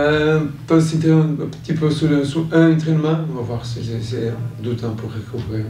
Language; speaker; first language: French; non-native, fluent; Portuguese